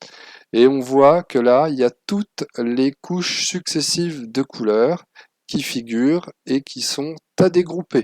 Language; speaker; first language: French; native; French